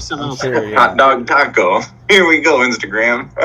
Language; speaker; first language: English; native; English